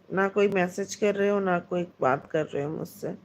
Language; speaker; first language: Hindi; non-native, local second language; Bangla